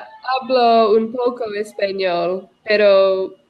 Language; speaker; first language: Spanish; non-native, learner; English